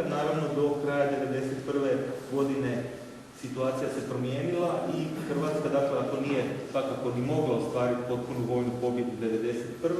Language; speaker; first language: Croatian; native; Croatian